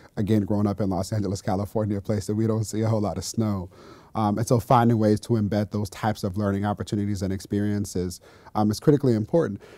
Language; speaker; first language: English; native; English